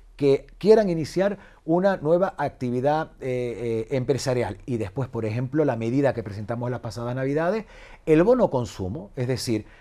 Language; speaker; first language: Spanish; native; Spanish